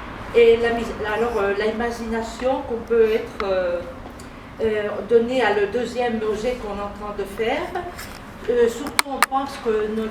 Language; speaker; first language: French; non-native, learner; Spanish